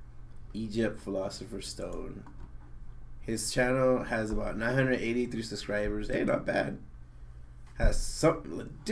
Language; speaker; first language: English; native; English